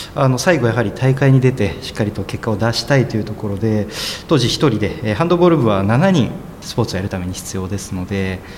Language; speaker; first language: Japanese; native; Japanese